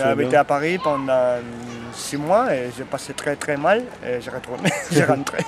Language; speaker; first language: French; non-native, learner; Catalan